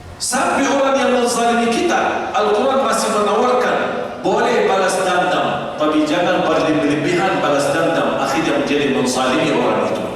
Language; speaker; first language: Indonesian; non-native, fluent; Arabic